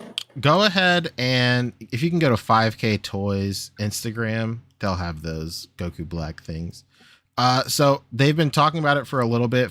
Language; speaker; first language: English; native; English